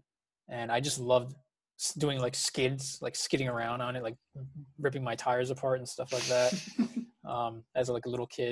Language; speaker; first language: English; native; English